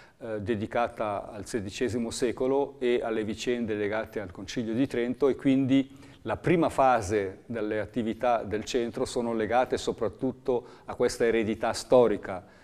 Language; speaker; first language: Italian; native; Italian